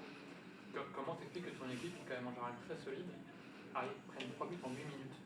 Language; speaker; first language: French; native; French